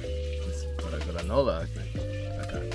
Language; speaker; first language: Spanish; non-native, learner; English